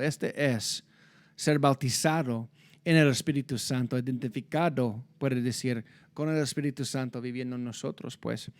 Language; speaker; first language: Spanish; non-native, fluent; English